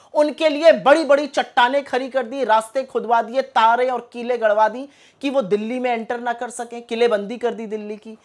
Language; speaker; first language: Hindi; native; Hindi